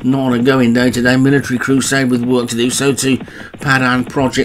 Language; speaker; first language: English; native; English